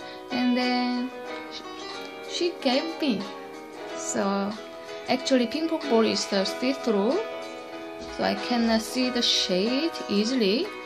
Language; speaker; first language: English; non-native, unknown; Korean